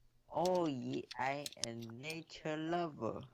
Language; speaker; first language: English; non-native, learner; Chinese